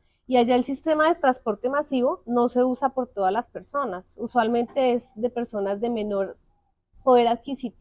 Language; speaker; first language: Spanish; native; Spanish